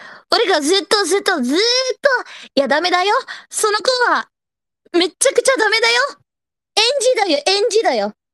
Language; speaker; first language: Japanese; non-native, learner; Indonesian